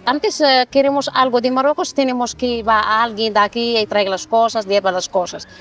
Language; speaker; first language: Spanish; non-native, learner; Arabic